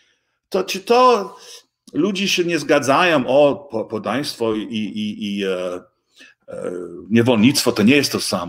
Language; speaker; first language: Polish; early bilingual, heritage; English